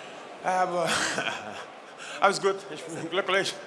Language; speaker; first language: German; non-native, learner; Portuguese